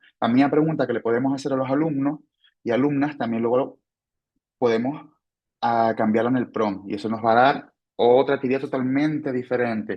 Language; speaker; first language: Spanish; native; Spanish